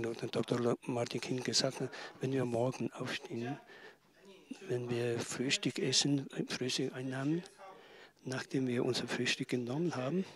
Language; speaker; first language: German; non-native, learner; Tibetan